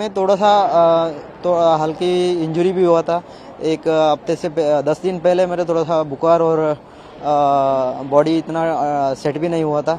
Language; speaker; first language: Hindi; non-native, local second language; Kannada